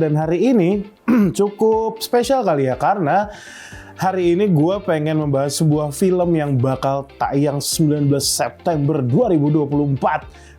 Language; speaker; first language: Indonesian; native; Indonesian